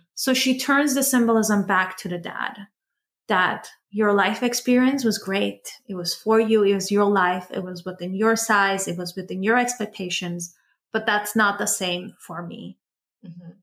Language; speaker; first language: English; early bilingual, other home language; Persian